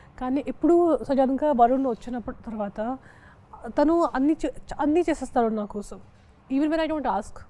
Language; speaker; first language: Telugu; non-native, local second language; Hindi